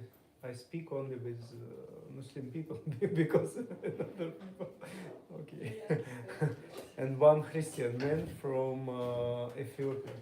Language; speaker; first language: English; non-native, learner; Russian